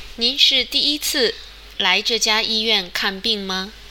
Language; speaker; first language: Chinese; native; Chinese